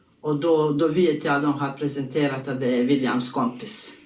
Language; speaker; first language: Swedish; non-native, learner; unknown